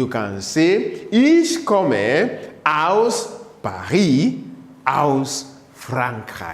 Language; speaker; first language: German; non-native, learner; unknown